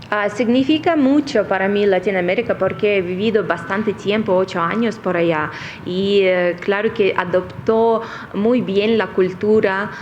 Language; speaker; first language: Spanish; non-native, fluent; Russian